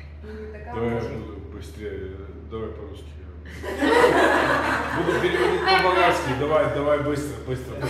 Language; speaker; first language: Russian; non-native, learner; Bulgarian